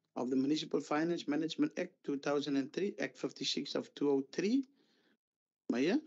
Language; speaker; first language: English; non-native, local second language; Afrikaans